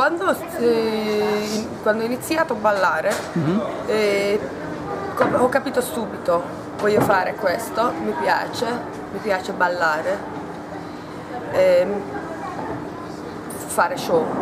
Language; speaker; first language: Italian; non-native, learner; Hungarian